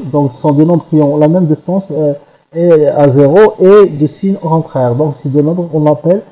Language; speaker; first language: French; non-native, local second language; Arabic